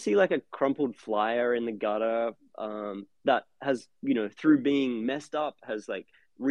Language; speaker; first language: English; native; English